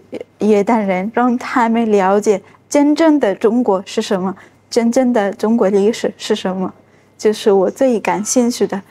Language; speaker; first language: Chinese; non-native, fluent; Arabic